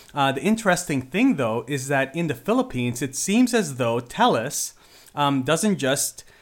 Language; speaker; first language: English; early bilingual, other home language; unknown